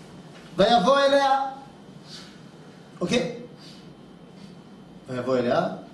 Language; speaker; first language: Hebrew; non-native, fluent; French